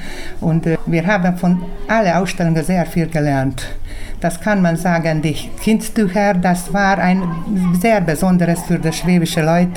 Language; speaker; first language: German; early bilingual, heritage; German